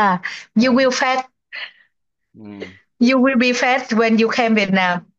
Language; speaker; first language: English; non-native, learner; Vietnamese